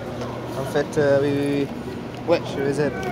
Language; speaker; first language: French; non-native, learner; Italian